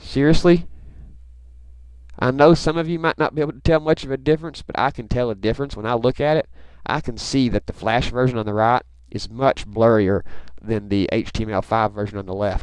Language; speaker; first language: English; native; English